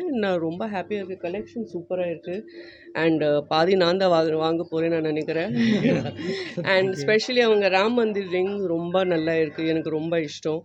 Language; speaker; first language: Tamil; non-native, fluent; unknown